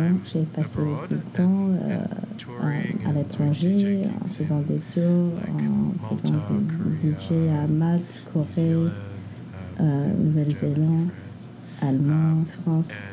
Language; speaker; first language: French; non-native, learner; English